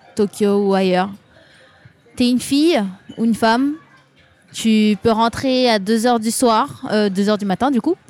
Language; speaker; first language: French; native; French